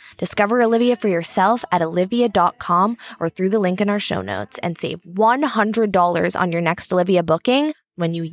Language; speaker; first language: English; native; English